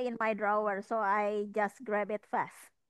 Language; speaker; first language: English; non-native, learner; Indonesian